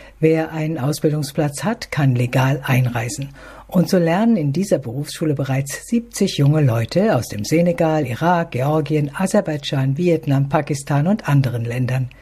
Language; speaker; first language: German; native; German